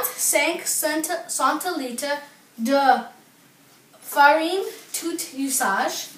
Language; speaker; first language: French; non-native, learner; English